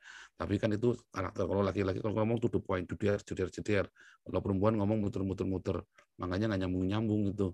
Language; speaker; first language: Indonesian; native; Indonesian